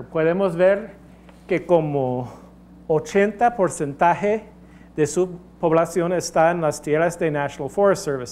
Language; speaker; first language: Spanish; non-native, fluent; English